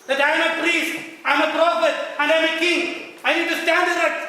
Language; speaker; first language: English; non-native, local second language; Malayalam